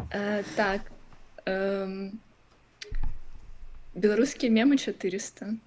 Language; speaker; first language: Belarusian; non-native, local second language; Russian